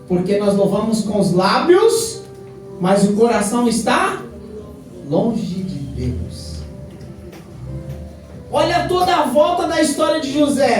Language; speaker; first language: Portuguese; native; Portuguese